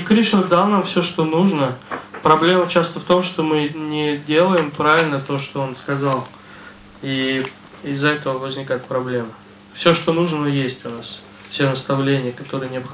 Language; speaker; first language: Russian; native; Russian